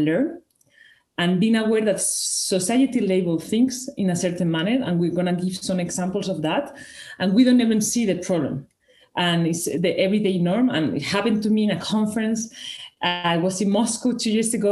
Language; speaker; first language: English; non-native, fluent; Spanish